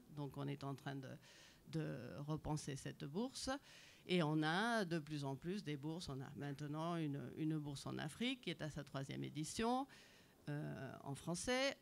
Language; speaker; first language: French; native; French